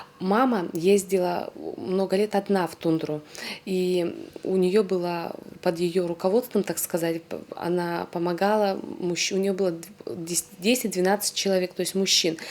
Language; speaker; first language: Russian; non-native, local second language; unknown